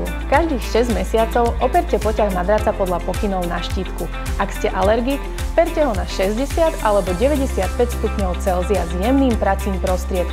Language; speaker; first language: Slovak; native; Slovak